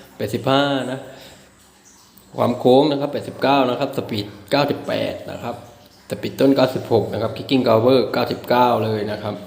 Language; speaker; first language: Thai; native; Thai